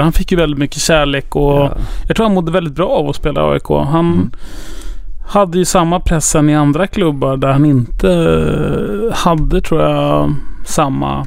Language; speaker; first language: Swedish; native; Swedish